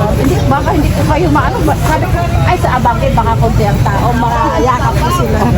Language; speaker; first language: Filipino; non-native, local second language; Hiligaynon